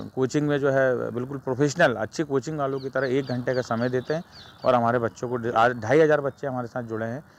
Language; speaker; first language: Hindi; native; Hindi